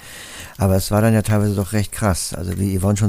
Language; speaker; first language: German; native; German